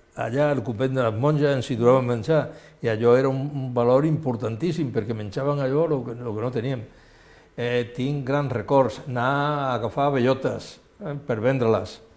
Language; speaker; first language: Catalan; non-native, local second language; Spanish